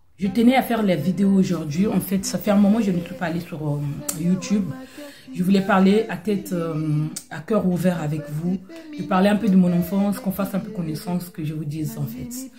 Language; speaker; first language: French; non-native, local second language; Lingala